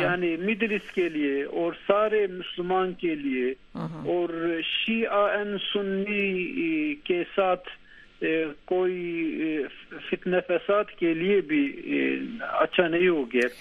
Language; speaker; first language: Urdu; non-native, learner; Turkish